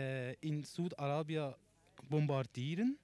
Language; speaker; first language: German; non-native, learner; Persian